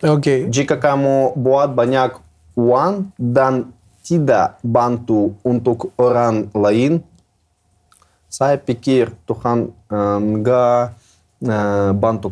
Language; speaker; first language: Indonesian; non-native, learner; Russian